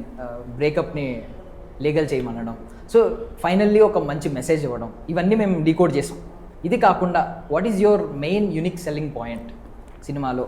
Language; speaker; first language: Telugu; native; Telugu